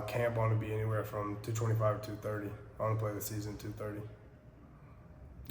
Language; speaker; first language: English; native; English